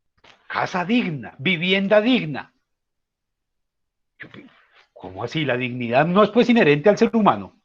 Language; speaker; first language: Spanish; native; Spanish